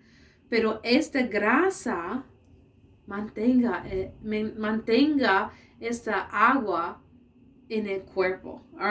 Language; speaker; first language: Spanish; non-native, learner; English